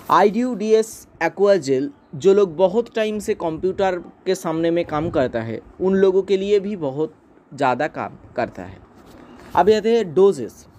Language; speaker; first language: Hindi; non-native, local second language; Bangla